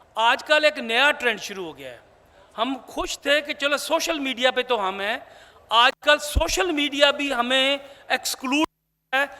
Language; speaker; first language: Urdu; non-native, local second language; Punjabi